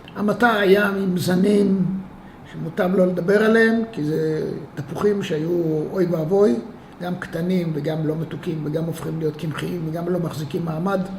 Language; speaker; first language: Hebrew; native; Hebrew